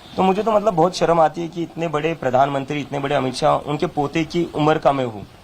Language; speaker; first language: Hindi; non-native, local second language; Marathi